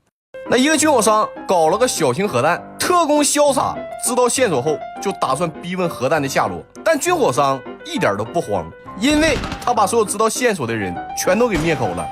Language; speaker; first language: Chinese; native; Chinese